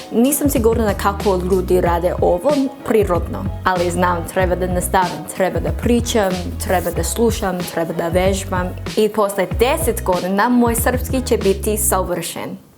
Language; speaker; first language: Croatian; non-native, learner; English